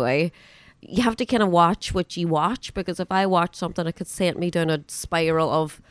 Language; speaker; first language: English; native; English